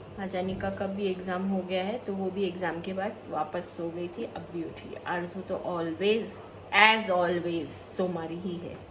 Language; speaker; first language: Hindi; non-native, local second language; Malayalam